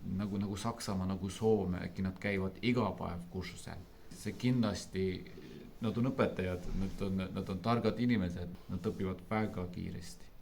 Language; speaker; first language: Estonian; non-native, fluent; Turkish